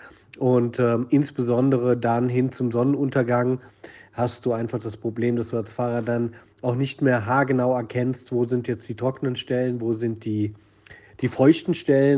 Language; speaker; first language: German; native; German